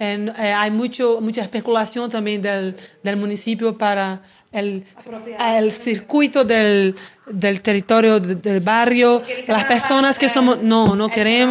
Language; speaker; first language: Spanish; non-native, learner; Portuguese